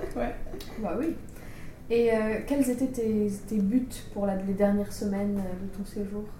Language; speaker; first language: French; native; French